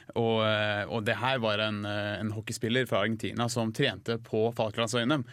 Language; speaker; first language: Norwegian; native; Norwegian